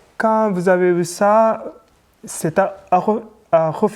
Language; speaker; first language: French; non-native, fluent; Japanese